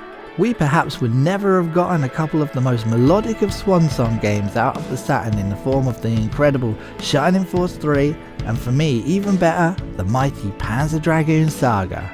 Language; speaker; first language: English; native; English